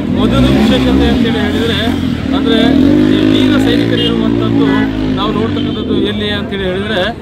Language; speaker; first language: Kannada; non-native, local second language; Lambadi